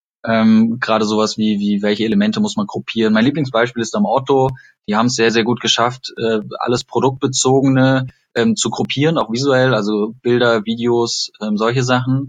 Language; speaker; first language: German; native; German